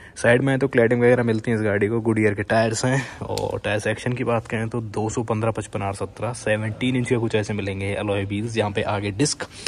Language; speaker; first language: Hindi; native; Hindi